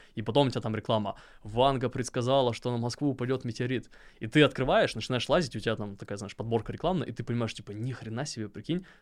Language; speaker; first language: Russian; native; Russian